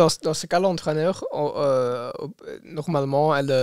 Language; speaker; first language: French; non-native, local second language; Dutch